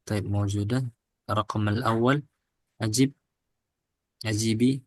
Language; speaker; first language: Arabic; non-native, fluent; Indonesian